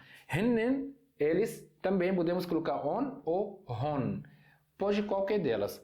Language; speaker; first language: Portuguese; non-native, fluent; Arabic